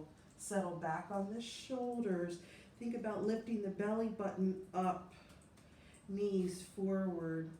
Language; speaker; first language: English; native; English